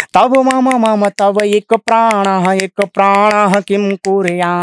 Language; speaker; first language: Hindi; native; Hindi